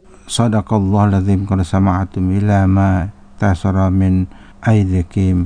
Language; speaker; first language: Arabic; non-native, fluent; Indonesian